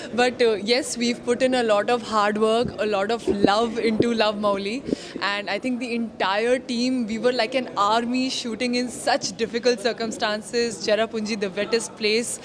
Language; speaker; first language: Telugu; non-native, learner; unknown